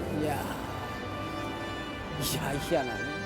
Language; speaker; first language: Korean; native; Korean